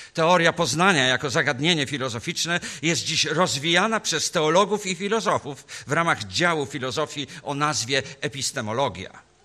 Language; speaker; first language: Polish; native; Polish